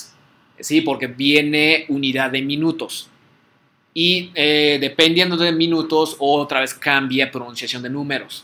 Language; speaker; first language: Spanish; non-native, fluent; Japanese